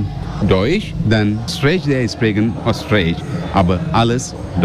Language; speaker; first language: German; non-native, learner; Sinhala